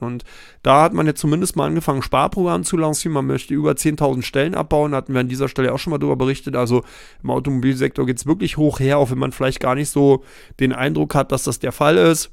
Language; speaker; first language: German; native; German